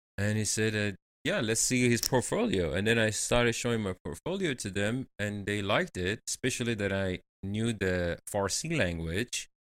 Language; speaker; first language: English; non-native, fluent; Persian